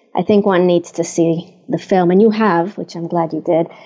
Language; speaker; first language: English; non-native, fluent; Hebrew